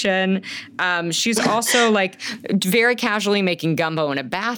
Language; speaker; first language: English; native; English